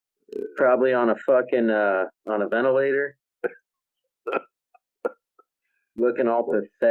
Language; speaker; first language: English; native; English